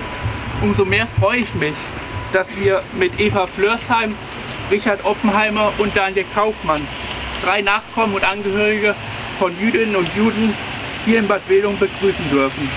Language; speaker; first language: German; native; German